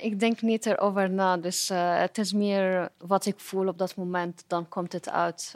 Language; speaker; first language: Dutch; non-native, fluent; Arabic